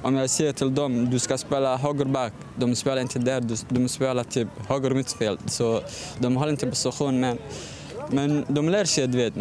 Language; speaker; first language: Swedish; non-native, fluent; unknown